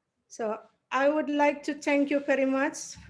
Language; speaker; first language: English; non-native, learner; Indonesian